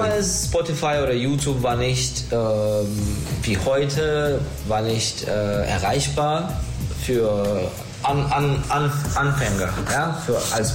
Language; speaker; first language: German; non-native, learner; Turkish